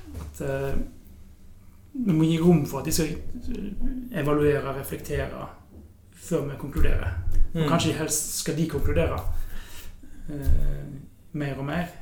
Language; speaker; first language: Norwegian; native; Norwegian